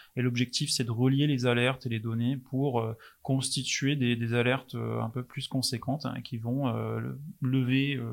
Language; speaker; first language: French; non-native, fluent; English